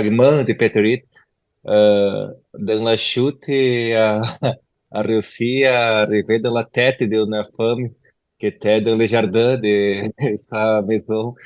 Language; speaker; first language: French; non-native, learner; Portuguese